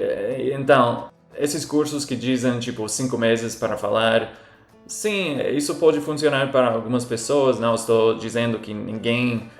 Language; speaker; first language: Portuguese; non-native, fluent; English